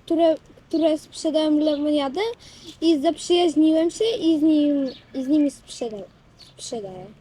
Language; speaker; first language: Polish; early bilingual, other home language; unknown